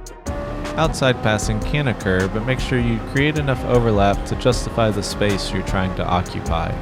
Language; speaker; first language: English; native; English